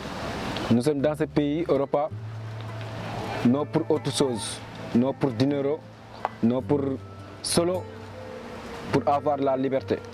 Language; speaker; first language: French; non-native, local second language; Wolof